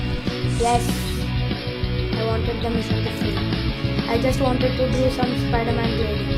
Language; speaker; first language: English; non-native, local second language; Telugu